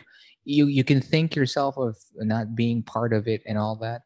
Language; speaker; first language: English; non-native, local second language; Filipino